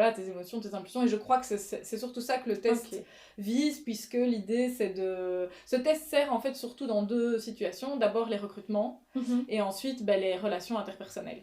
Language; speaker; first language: French; native; French